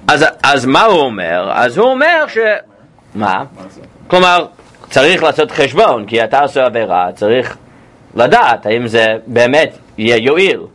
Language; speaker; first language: Hebrew; non-native, fluent; English